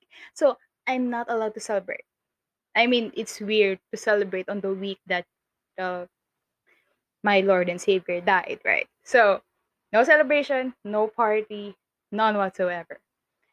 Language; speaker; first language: English; non-native, local second language; Filipino